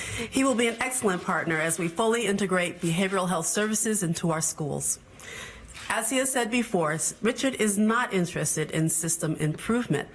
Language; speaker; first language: English; native; English